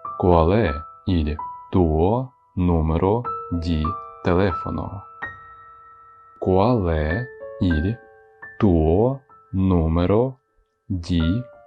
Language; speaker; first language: Italian; non-native, fluent; Ukrainian